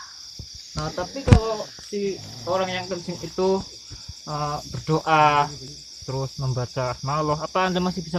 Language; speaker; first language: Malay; non-native, local second language; Javanese